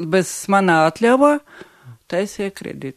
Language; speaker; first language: Latvian; non-native, local second language; Russian